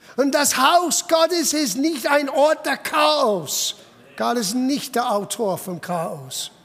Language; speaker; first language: German; non-native, fluent; English